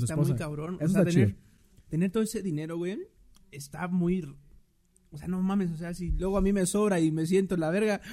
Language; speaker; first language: Spanish; native; Spanish